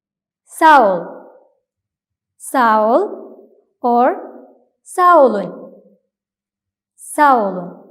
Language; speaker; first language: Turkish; non-native, fluent; Malayalam